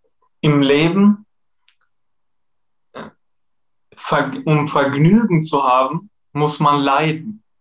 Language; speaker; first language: German; non-native, fluent; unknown